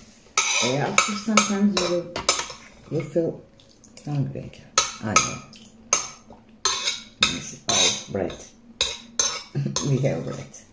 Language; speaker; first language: English; non-native, learner; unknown